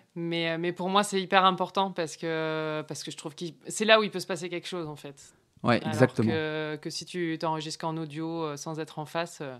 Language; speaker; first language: French; native; French